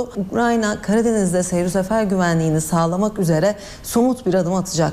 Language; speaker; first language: Turkish; native; Turkish